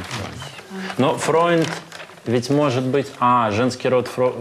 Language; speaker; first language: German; non-native, learner; Russian